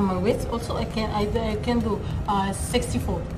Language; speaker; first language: English; non-native, learner; Arabic